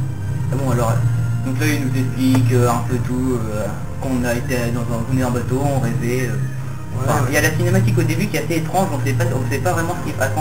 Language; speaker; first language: French; native; French